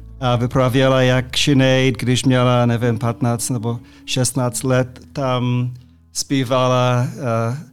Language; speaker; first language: Czech; non-native, fluent; English